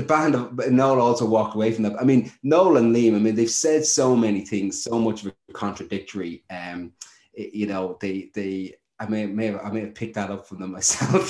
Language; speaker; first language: English; native; English